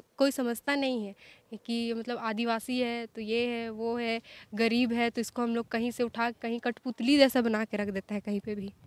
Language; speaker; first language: Hindi; native; Hindi